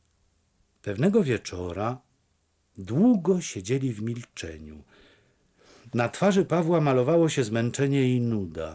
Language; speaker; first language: Polish; native; Polish